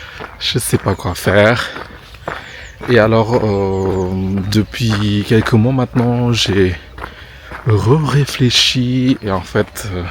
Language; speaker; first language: French; non-native, fluent; Indonesian